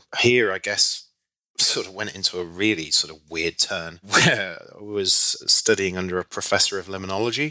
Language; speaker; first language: English; native; English